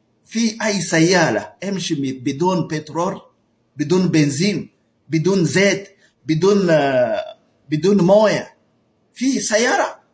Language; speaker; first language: Arabic; non-native, learner; Ganda